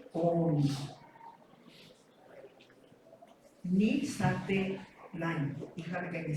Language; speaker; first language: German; non-native, learner; Spanish